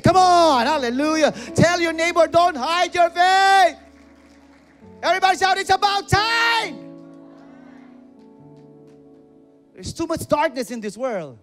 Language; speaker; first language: English; non-native, local second language; Filipino